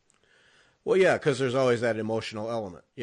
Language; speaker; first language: English; native; English